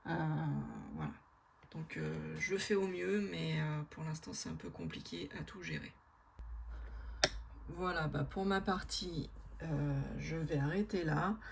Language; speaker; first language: French; native; French